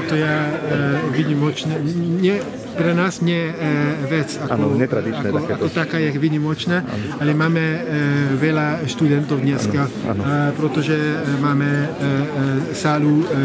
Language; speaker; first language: Slovak; non-native, fluent; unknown